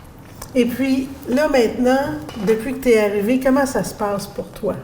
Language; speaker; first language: French; native; French